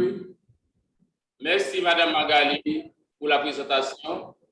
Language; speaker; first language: French; non-native, local second language; Haitian Creole